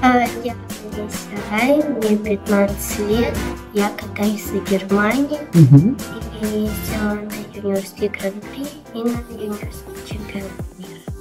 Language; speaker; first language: Russian; early bilingual, heritage; Russian